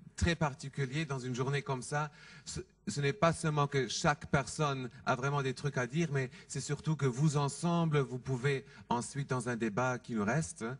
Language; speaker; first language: French; non-native, fluent; German